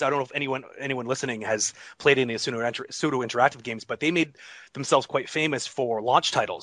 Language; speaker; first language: English; native; English